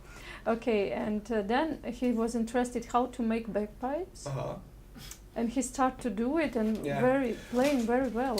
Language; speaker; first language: English; non-native, learner; Russian